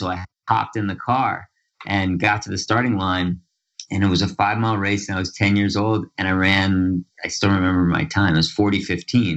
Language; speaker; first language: English; native; English